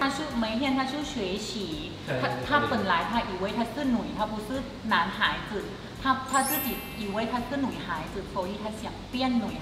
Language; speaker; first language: Chinese; non-native, learner; Thai